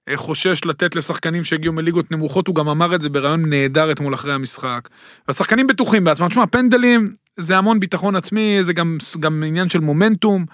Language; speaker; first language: Hebrew; native; Hebrew